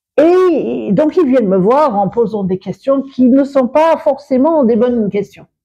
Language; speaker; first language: French; non-native, fluent; English